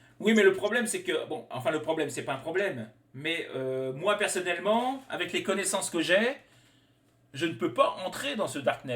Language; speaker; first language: French; native; French